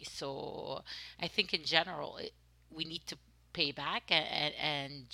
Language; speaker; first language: English; non-native, fluent; French